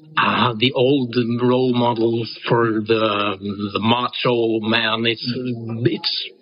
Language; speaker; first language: English; non-native, fluent; Norwegian